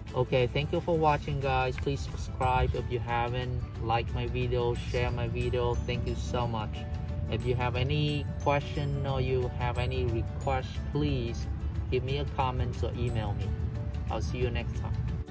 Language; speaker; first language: English; non-native, fluent; Vietnamese